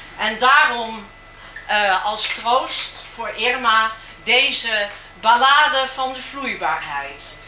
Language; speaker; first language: Dutch; native; Dutch